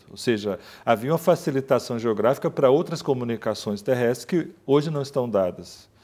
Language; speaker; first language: Portuguese; native; Portuguese